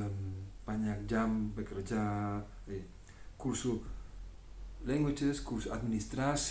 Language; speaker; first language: Indonesian; non-native, learner; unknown